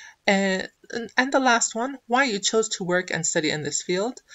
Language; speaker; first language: English; non-native, fluent; Arabic